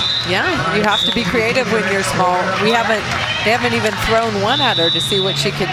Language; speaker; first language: English; native; English